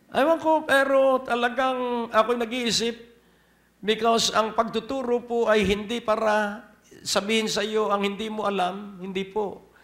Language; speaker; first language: Filipino; native; Filipino